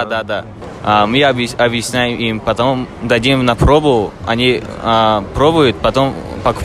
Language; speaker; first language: Russian; non-native, learner; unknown